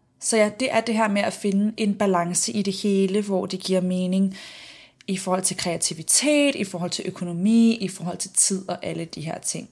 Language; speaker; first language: Danish; native; Danish